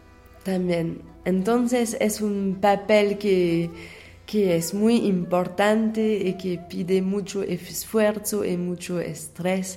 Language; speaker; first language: Spanish; non-native, learner; French